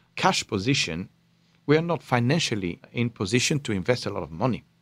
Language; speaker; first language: English; non-native, fluent; French